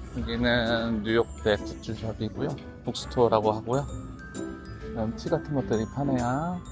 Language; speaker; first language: Korean; native; Korean